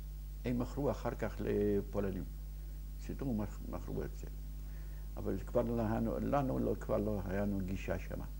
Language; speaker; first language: Hebrew; non-native, fluent; Yiddish